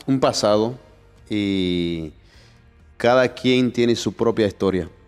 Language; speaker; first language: Spanish; native; Spanish